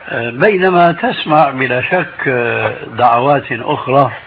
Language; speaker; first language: Arabic; early bilingual, other home language; Albanian